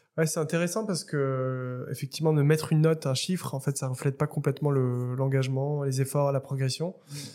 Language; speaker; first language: French; non-native, local second language; Arabic